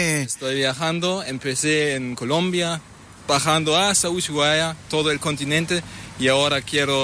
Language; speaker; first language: Spanish; non-native, fluent; German